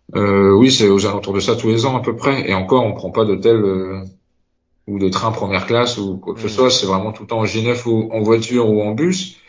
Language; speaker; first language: French; native; French